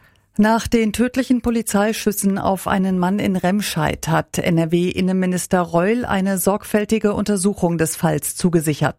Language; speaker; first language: German; native; German